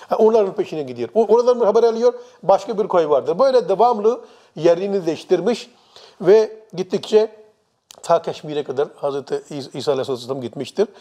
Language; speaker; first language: Turkish; non-native, fluent; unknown